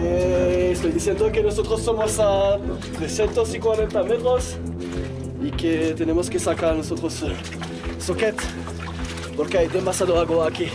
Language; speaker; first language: Spanish; non-native, learner; French